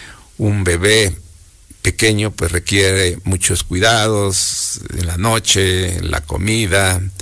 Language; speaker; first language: Spanish; native; Spanish